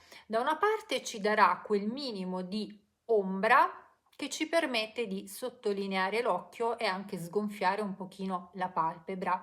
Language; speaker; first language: Italian; native; Italian